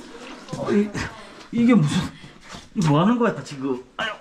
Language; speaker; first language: Korean; native; Korean